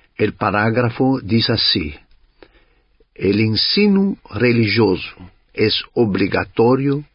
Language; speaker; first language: Spanish; non-native, learner; Greek